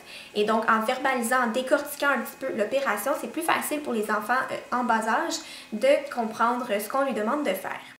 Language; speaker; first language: French; native; French